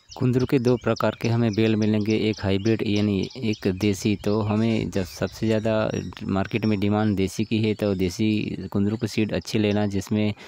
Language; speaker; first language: Hindi; non-native, local second language; Gujarati